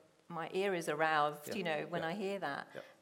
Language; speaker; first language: English; non-native, local second language; Punjabi